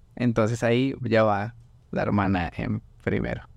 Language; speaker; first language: Spanish; native; Spanish